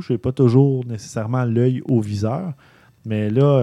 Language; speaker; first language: French; native; French